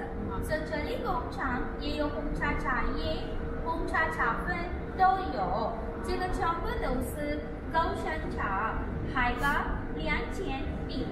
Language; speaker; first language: Chinese; non-native, learner; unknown